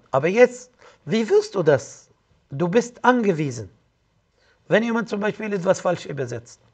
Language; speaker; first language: German; non-native, fluent; Arabic